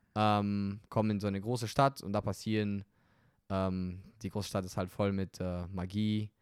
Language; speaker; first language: German; non-native, fluent; Romanian